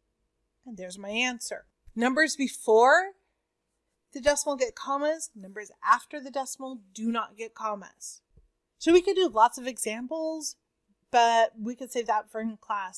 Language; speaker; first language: English; native; English